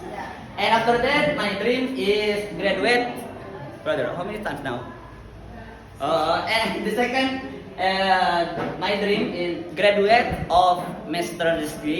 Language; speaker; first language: English; non-native, learner; Indonesian